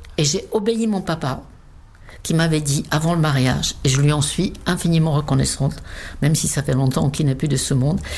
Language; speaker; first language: French; non-native, fluent; Czech